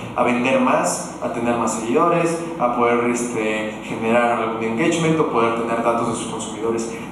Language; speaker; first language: Spanish; native; Spanish